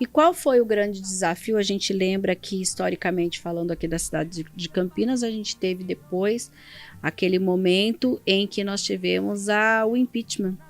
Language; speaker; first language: Portuguese; native; Portuguese